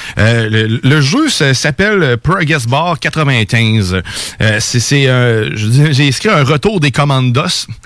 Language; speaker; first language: French; native; French